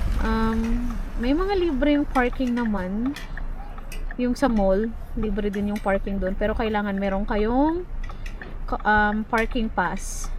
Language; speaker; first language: Filipino; native; Filipino